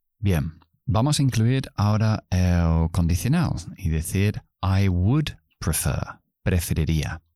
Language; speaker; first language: Spanish; non-native, fluent; English